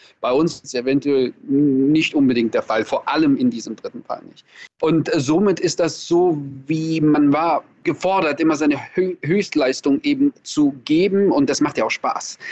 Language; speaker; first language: German; early bilingual, other home language; Russian